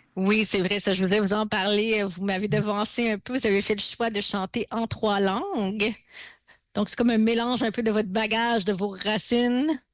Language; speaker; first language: French; native; French